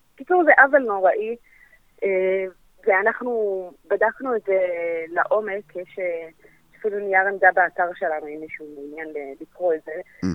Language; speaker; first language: Hebrew; native; Hebrew